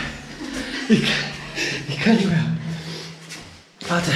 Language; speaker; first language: German; non-native, fluent; Polish